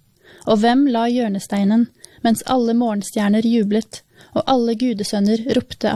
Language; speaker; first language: Norwegian; native; Norwegian